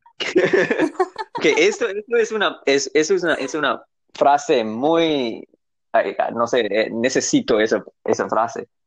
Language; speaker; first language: Spanish; non-native, learner; English